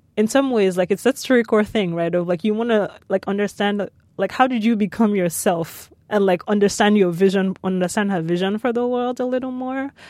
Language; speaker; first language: English; non-native, local second language; Yoruba